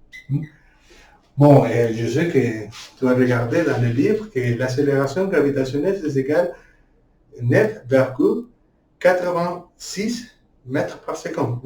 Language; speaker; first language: French; non-native, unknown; Spanish